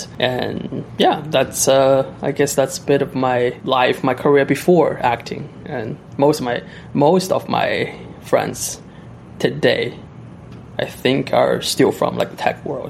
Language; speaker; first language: English; non-native, fluent; Chinese